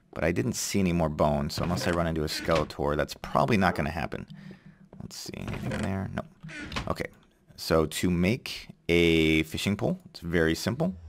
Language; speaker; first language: English; native; English